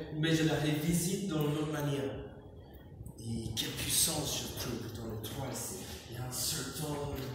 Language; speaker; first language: French; non-native, fluent; English